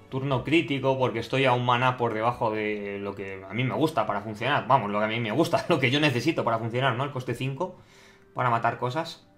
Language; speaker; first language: Spanish; native; Spanish